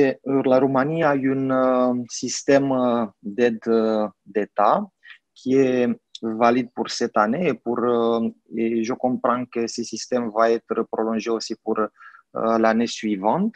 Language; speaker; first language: French; non-native, fluent; Romanian